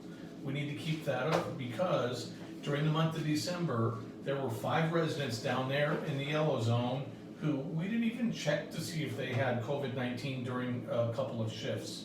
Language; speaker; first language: English; native; English